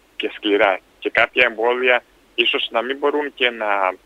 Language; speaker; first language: Greek; early bilingual, other home language; Russian